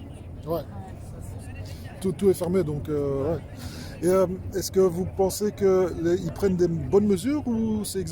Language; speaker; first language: French; native; French